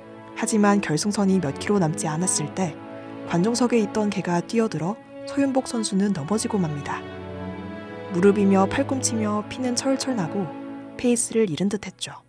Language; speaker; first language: Korean; native; Korean